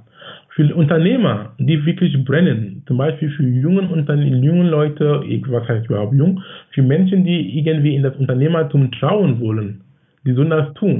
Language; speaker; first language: German; non-native, fluent; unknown